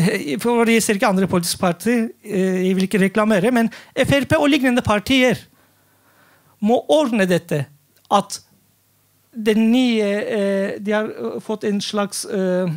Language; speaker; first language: Norwegian; non-native, fluent; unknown